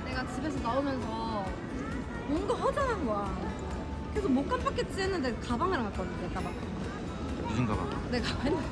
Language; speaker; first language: Korean; native; Korean